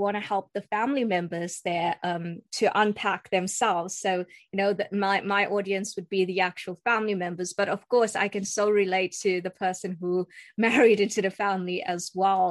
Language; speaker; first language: English; native; English